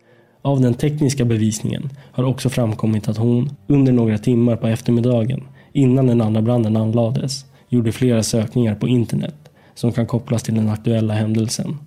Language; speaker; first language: Swedish; native; Swedish